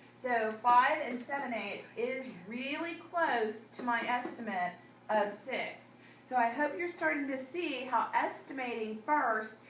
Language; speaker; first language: English; native; English